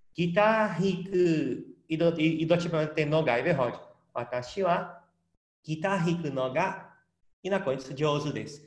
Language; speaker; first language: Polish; non-native, fluent; Portuguese